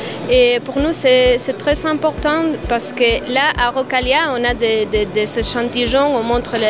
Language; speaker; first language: French; non-native, fluent; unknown